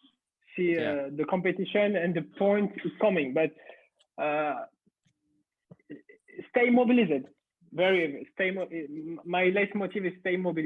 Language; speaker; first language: English; non-native, learner; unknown